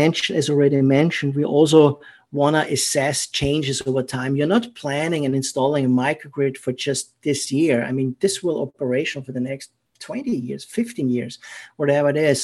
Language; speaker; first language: English; non-native, fluent; German